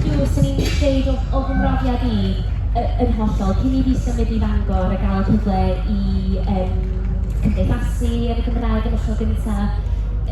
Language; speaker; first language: Welsh; non-native, local second language; English